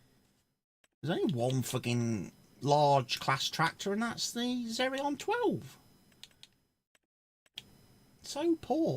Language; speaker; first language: English; native; English